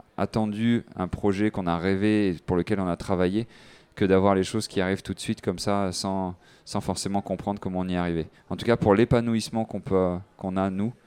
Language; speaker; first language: French; native; French